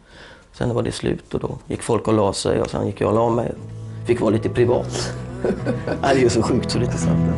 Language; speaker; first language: Swedish; native; Swedish